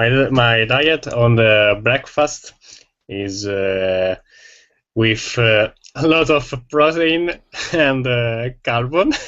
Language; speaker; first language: English; non-native, learner; Italian